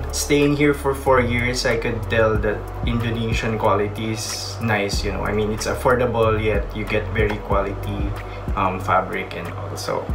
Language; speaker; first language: English; non-native, local second language; Filipino